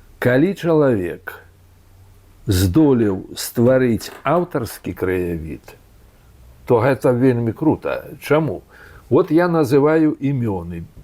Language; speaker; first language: Belarusian; native; Belarusian